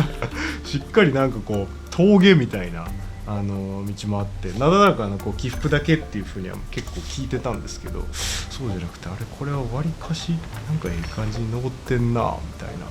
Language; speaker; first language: Japanese; native; Japanese